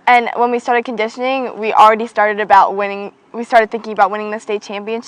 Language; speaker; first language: English; native; English